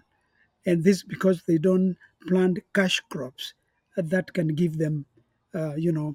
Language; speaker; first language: English; non-native, local second language; Kamba